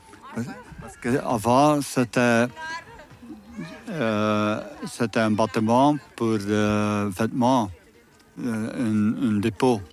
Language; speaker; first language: French; non-native, local second language; Dutch